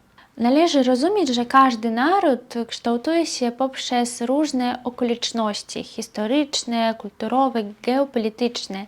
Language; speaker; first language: Polish; non-native, fluent; Belarusian